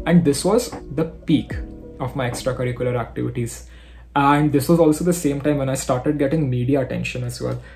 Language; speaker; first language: English; non-native, local second language; Hindi